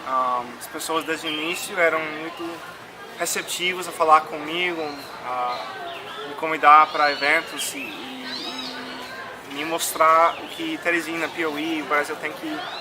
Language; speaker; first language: Portuguese; non-native, fluent; English